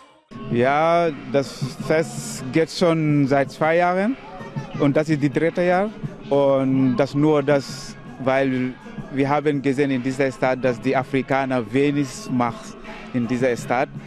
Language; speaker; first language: German; non-native, learner; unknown